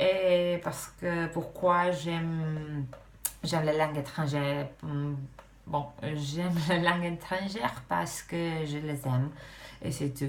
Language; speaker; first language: French; non-native, fluent; Romanian